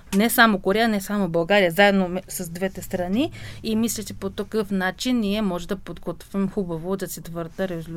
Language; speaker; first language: Bulgarian; non-native, fluent; Korean